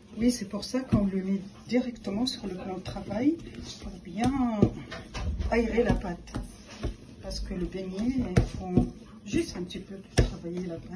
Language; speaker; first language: French; non-native, local second language; Arabic